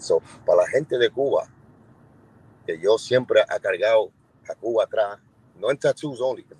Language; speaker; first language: Spanish; early bilingual, other home language; English